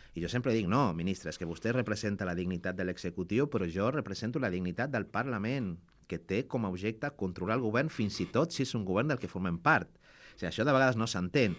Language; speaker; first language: Catalan; non-native, fluent; Spanish